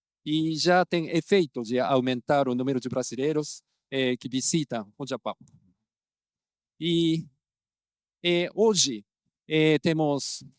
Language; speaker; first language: Portuguese; non-native, fluent; Japanese